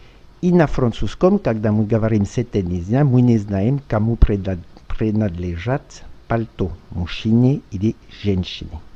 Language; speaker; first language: Russian; non-native, fluent; French